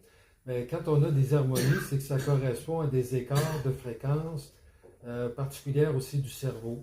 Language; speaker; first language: French; native; French